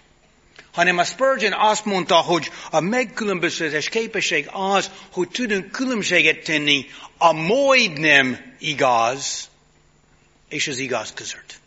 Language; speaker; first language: Hungarian; non-native, fluent; English